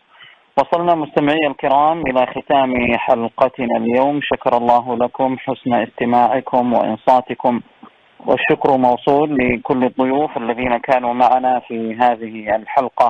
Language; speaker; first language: Arabic; native; Arabic